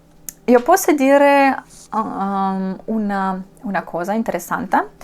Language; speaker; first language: Italian; non-native, learner; Russian